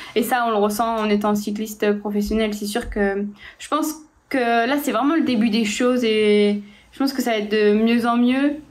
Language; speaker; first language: French; native; French